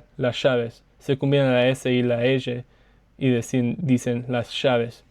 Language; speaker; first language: Spanish; non-native, learner; English